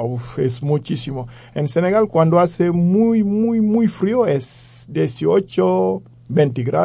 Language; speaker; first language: Spanish; non-native, fluent; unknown